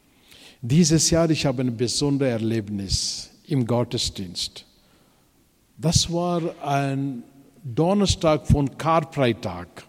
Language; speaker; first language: German; non-native, fluent; Telugu